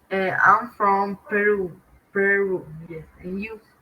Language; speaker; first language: English; non-native, learner; Spanish